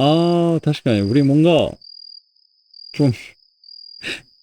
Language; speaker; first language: Korean; native; Korean